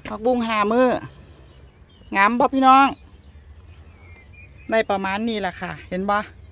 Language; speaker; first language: Thai; native; Thai